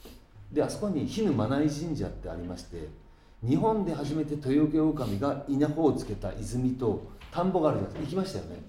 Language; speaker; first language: Japanese; native; Japanese